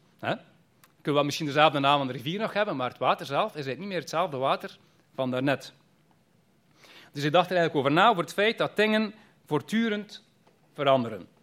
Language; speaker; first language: Dutch; native; Dutch